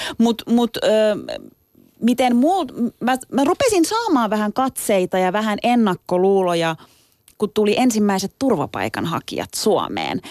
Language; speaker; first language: Finnish; early bilingual, other home language; Turkish